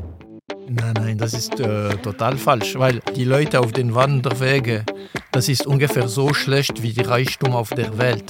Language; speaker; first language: German; non-native, local second language; French